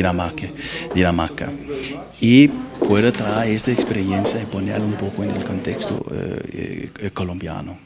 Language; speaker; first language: Spanish; non-native, fluent; Danish